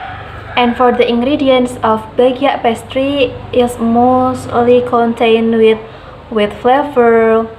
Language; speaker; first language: English; non-native, learner; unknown